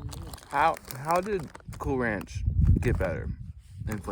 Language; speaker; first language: English; native; English